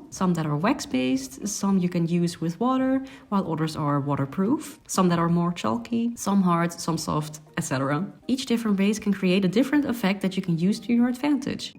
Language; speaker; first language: English; non-native, fluent; Dutch